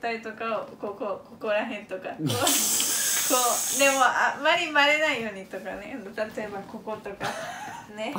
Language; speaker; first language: Japanese; non-native, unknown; Spanish